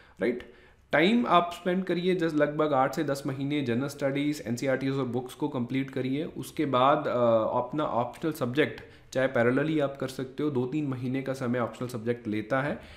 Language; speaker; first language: Hindi; native; Hindi